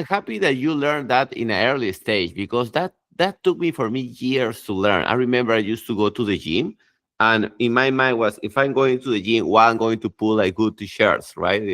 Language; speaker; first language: English; non-native, fluent; Spanish